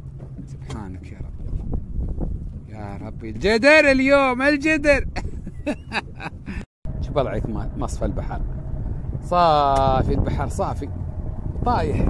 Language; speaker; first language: Arabic; native; Arabic